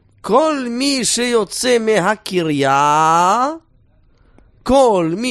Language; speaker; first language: Hebrew; native; Hebrew